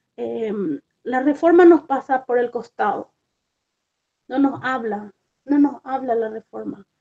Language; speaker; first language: Spanish; native; Spanish